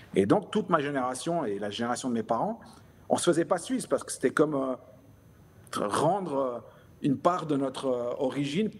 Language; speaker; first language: French; native; French